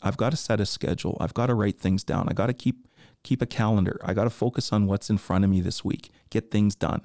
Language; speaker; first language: English; native; English